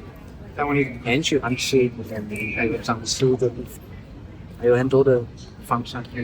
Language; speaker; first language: Chinese; non-native, learner; German